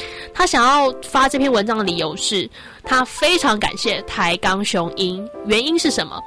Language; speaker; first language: Chinese; native; Chinese